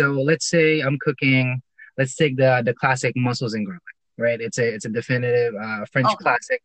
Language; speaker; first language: English; non-native, local second language; Filipino